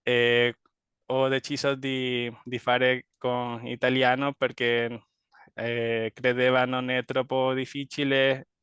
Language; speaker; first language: Italian; non-native, learner; Spanish